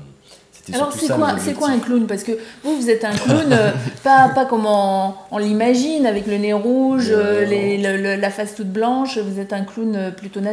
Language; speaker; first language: French; native; French